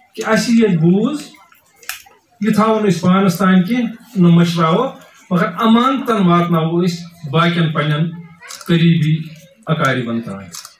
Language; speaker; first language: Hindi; non-native, local second language; Kashmiri